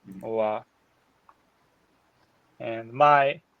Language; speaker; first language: English; non-native, learner; Japanese